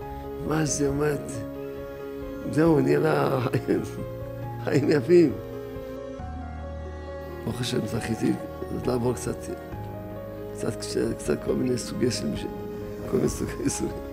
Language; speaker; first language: Hebrew; native; Hebrew